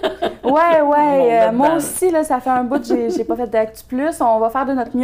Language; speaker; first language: French; native; French